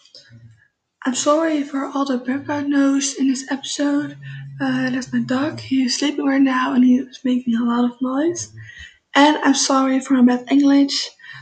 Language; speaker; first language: English; non-native, learner; Dutch